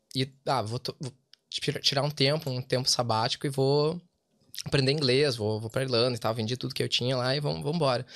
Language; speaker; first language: Portuguese; native; Portuguese